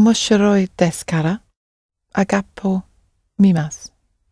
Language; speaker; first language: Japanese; non-native, learner; English